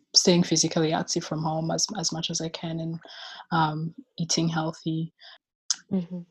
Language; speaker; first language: English; non-native, local second language; Kinyarwanda